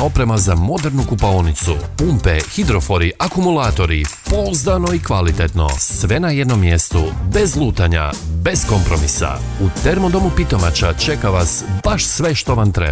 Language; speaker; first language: Croatian; native; Croatian